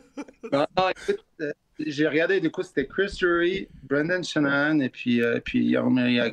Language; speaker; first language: French; native; French